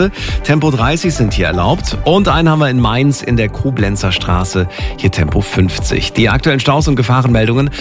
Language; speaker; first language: German; native; German